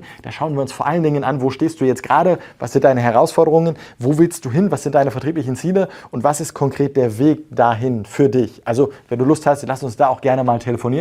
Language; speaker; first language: German; native; German